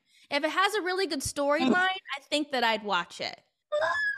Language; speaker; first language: English; native; English